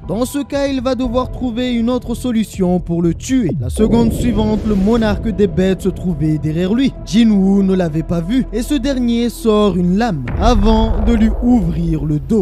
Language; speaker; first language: French; native; French